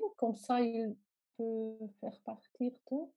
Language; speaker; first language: French; non-native, local second language; Dutch